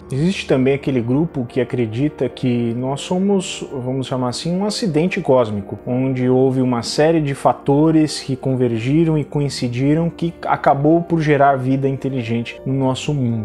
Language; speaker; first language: Portuguese; native; Portuguese